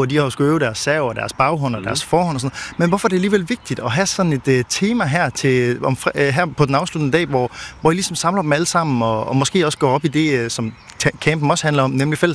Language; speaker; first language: Danish; native; Danish